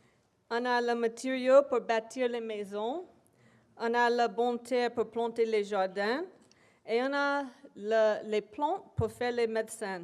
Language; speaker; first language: French; non-native, local second language; English